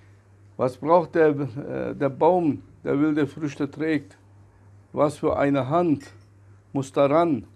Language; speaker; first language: German; non-native, fluent; Turkish